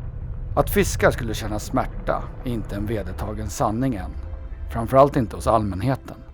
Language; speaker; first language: Swedish; native; Swedish